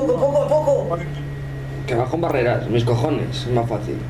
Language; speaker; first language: Spanish; native; Spanish